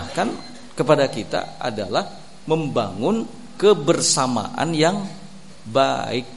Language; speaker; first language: Indonesian; native; Indonesian